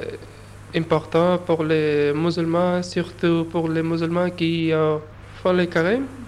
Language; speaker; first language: French; non-native, learner; Urdu